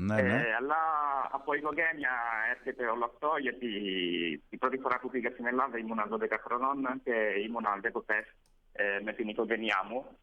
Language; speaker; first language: Greek; non-native, fluent; Italian